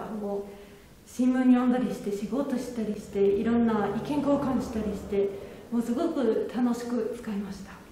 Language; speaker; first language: Japanese; non-native, fluent; German